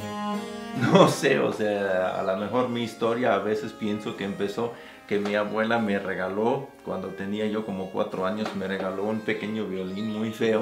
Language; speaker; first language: Spanish; non-native, fluent; German